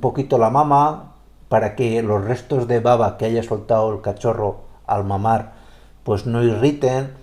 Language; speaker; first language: Spanish; native; Spanish